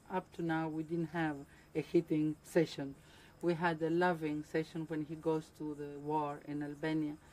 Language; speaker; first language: English; non-native, fluent; Greek